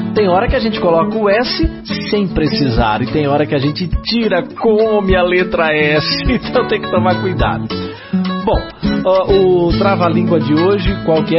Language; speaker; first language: Portuguese; native; Portuguese